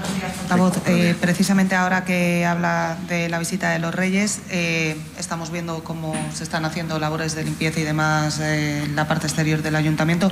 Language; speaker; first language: Spanish; native; Spanish